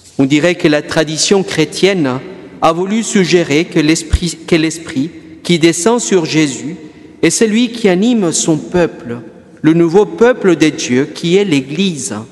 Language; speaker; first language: French; non-native, fluent; Spanish